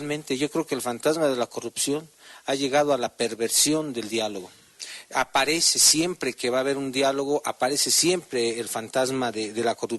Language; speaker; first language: Spanish; native; Spanish